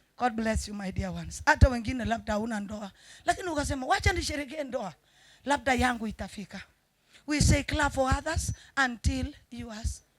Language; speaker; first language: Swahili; non-native, local second language; Kalenjin